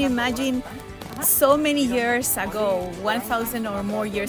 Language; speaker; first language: English; non-native, fluent; Spanish